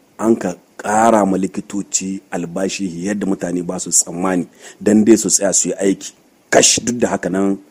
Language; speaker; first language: Hausa; native; Hausa